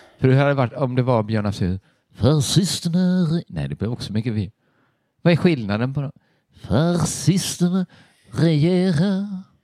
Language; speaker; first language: Swedish; native; Swedish